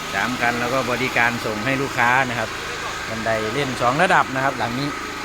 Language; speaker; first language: Thai; native; Thai